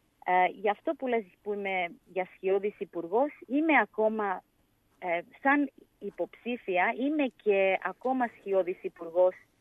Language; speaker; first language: Greek; early bilingual, heritage; English